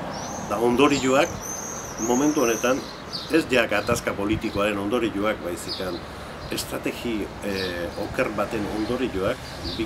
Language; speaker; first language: Basque; native; Basque